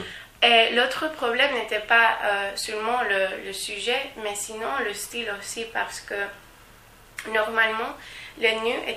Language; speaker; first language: French; non-native, learner; Spanish